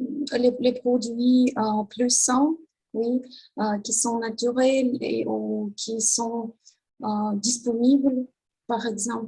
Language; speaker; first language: French; non-native, learner; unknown